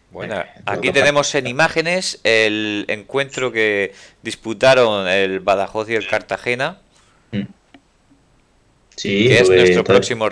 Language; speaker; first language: Spanish; native; Spanish